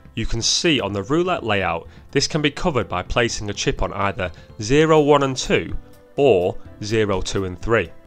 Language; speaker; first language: English; native; English